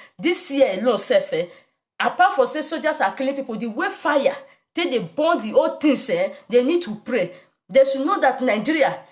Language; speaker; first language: Nigerian Pidgin; non-native, local second language; Igbo